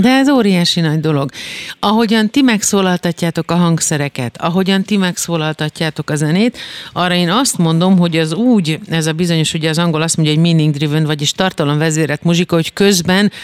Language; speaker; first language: Hungarian; native; Hungarian